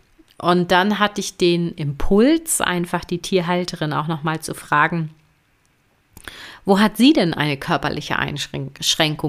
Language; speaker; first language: German; native; German